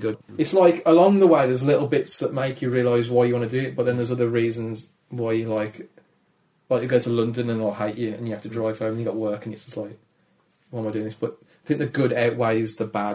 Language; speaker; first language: English; native; English